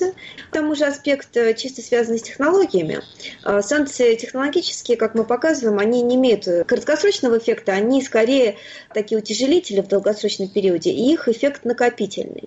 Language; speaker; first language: Russian; native; Russian